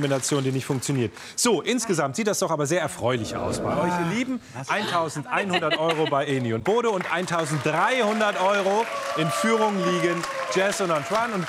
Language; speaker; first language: German; native; German